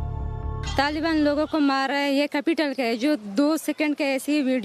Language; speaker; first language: Hindi; non-native, fluent; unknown